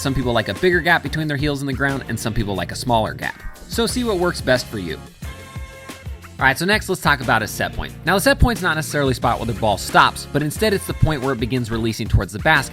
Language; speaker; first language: English; native; English